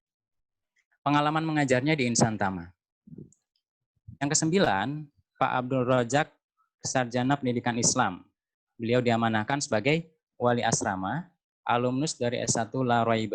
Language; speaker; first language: Indonesian; native; Indonesian